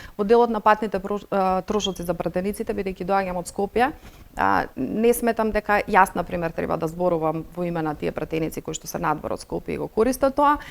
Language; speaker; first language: Macedonian; non-native, local second language; Bosnian